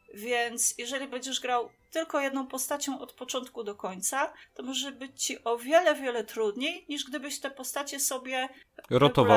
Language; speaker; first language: Polish; native; Polish